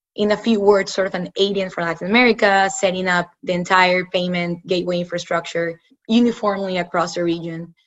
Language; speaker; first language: English; non-native, fluent; Spanish